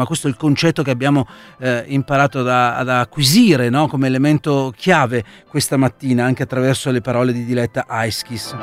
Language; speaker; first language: Italian; native; Italian